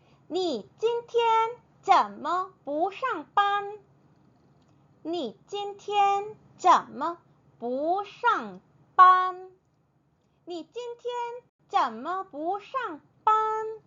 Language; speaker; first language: Chinese; non-native, fluent; Korean